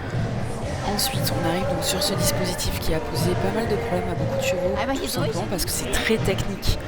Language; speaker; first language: French; native; French